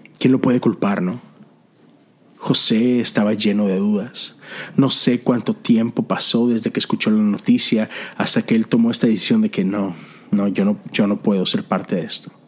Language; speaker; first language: Spanish; native; Spanish